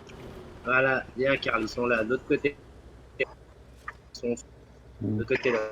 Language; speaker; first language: French; native; French